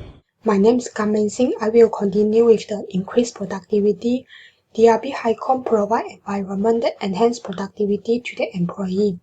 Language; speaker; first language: English; non-native, learner; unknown